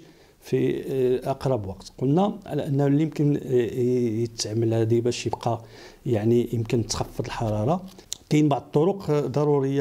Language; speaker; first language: Arabic; native; Arabic